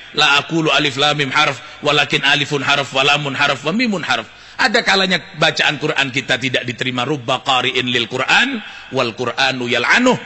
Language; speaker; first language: Indonesian; non-native, local second language; Javanese